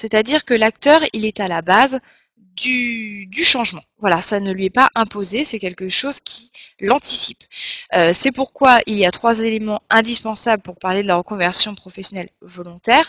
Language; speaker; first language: French; native; French